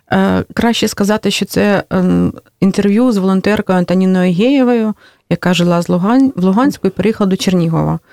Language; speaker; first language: Ukrainian; native; Ukrainian